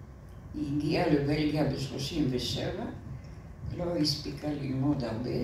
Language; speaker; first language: Hebrew; non-native, fluent; French